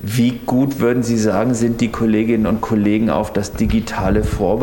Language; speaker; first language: German; native; German